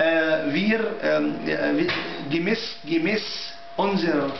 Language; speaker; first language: German; non-native, learner; Arabic